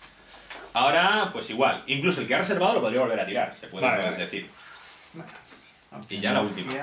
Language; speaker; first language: Spanish; native; Spanish